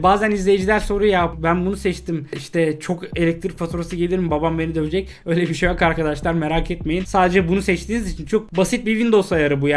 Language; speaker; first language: Turkish; native; Turkish